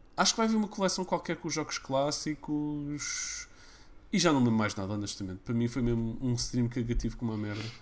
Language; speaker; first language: Portuguese; early bilingual, other home language; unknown